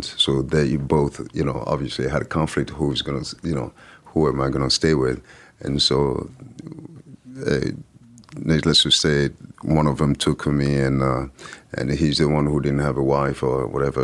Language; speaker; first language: English; non-native, fluent; French